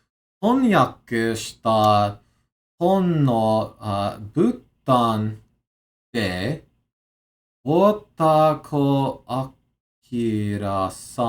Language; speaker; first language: Japanese; non-native, learner; English